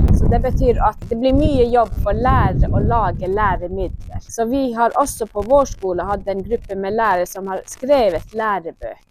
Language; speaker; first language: Norwegian; non-native, local second language; Northern Sami